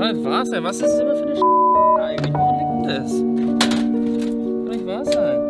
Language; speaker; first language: German; native; German